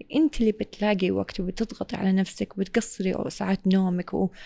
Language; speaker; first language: Arabic; non-native, local second language; English